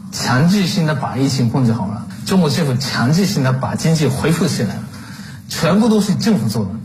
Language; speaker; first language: Chinese; non-native, fluent; Japanese